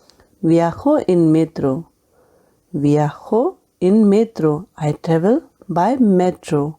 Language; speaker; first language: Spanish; non-native, fluent; Hindi